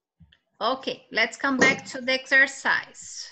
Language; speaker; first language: English; non-native, fluent; Portuguese